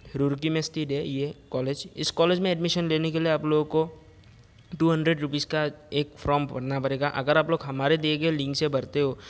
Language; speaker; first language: Hindi; non-native, local second language; Assamese